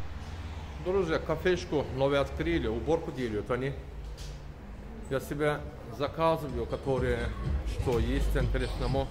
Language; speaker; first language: Russian; non-native, learner; Turkish